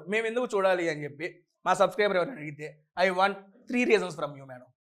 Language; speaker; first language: Telugu; native; Telugu